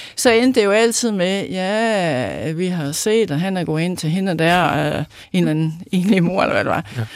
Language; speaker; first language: Danish; native; Danish